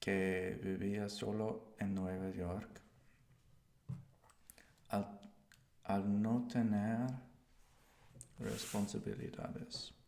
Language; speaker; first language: Spanish; non-native, learner; English